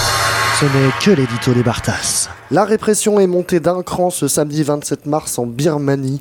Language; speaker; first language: French; native; French